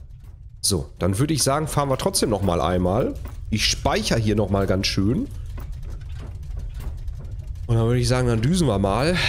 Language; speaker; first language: German; native; German